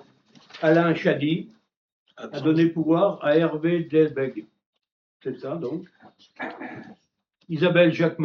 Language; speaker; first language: French; native; French